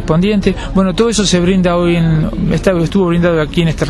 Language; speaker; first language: Spanish; native; Spanish